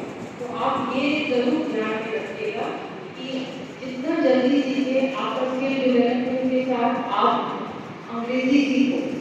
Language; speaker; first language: Hindi; non-native, local second language; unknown